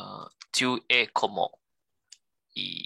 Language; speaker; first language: French; non-native, learner; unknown